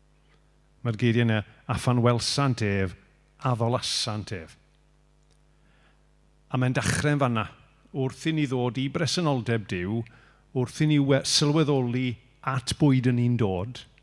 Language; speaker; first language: Welsh; native; Welsh